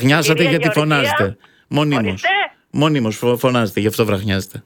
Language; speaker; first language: Greek; native; Greek